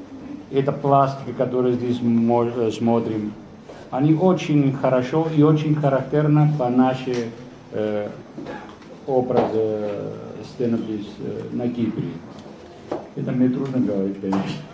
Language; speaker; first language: Russian; non-native, learner; Greek